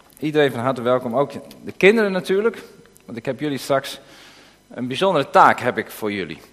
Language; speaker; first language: Dutch; native; Dutch